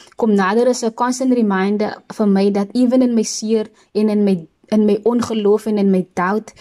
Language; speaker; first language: Afrikaans; native; Afrikaans